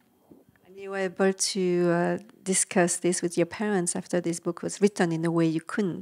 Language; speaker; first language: English; non-native, fluent; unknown